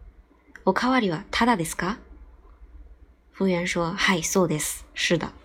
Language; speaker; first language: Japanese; non-native, fluent; Chinese